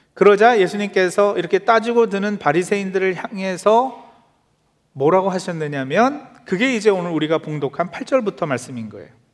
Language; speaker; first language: Korean; native; Korean